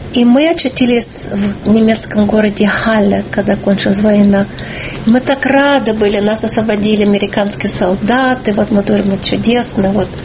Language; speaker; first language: Russian; early bilingual, heritage; Russian